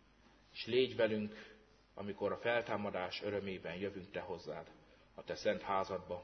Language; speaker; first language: Hungarian; native; Hungarian